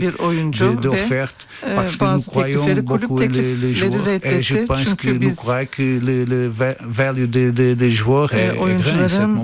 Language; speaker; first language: French; non-native, fluent; Portuguese